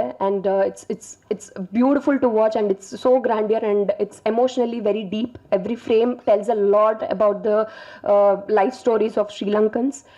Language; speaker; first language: Tamil; non-native, learner; Telugu